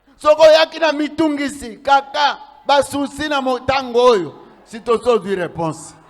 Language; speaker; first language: Lingala; native; Lingala